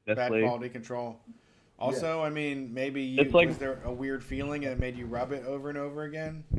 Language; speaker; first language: English; native; English